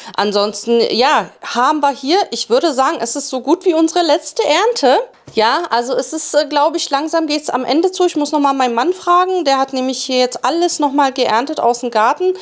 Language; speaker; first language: German; early bilingual, other home language; Polish